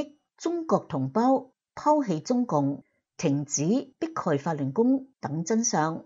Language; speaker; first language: Chinese; non-native, local second language; Cantonese